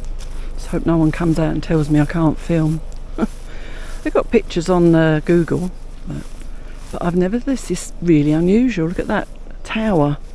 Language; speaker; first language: English; native; English